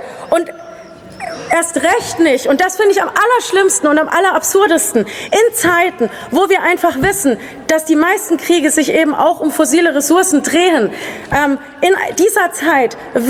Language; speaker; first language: German; native; German